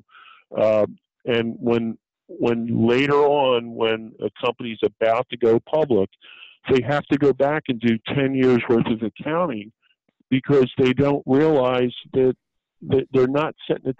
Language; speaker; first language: English; native; English